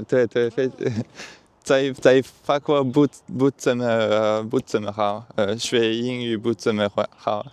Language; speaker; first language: Chinese; non-native, learner; French